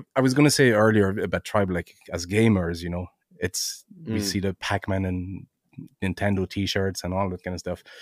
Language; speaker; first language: English; non-native, fluent; French